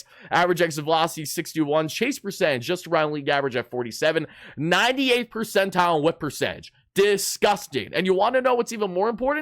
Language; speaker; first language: English; native; English